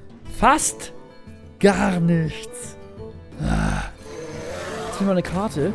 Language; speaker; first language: German; native; German